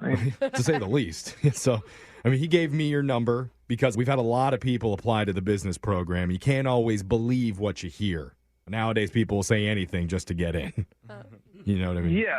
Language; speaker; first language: English; native; English